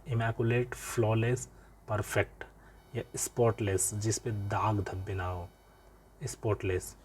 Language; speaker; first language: Hindi; native; Hindi